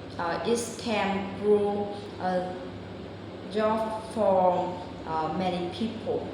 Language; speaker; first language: English; non-native, learner; Vietnamese